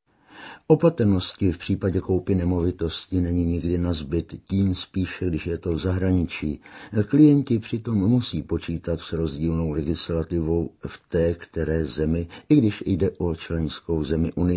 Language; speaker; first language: Czech; native; Czech